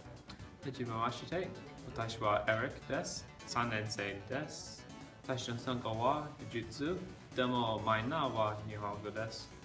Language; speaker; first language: Japanese; non-native, learner; English